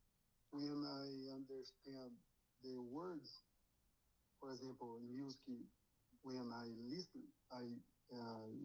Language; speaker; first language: English; non-native, learner; Portuguese